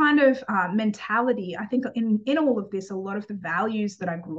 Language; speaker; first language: English; native; English